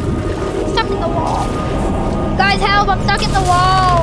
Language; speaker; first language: English; native; English